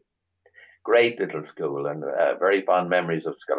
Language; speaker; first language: English; native; English